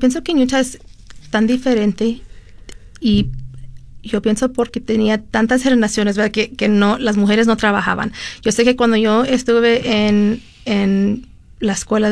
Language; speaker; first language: Spanish; early bilingual, heritage; Spanish